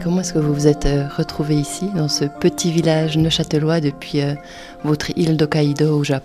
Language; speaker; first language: French; native; French